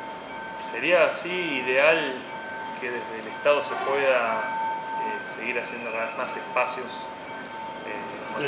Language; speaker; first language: Spanish; native; Spanish